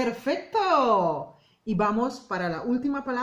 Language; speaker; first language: Spanish; non-native, fluent; Papiamento